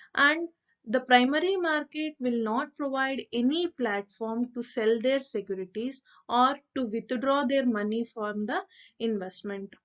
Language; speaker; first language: English; non-native, local second language; Kannada